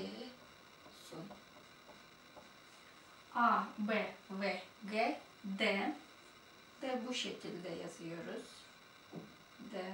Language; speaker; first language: Turkish; non-native, fluent; Russian